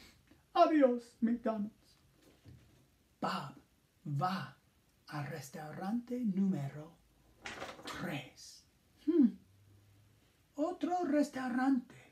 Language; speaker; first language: Spanish; non-native, fluent; English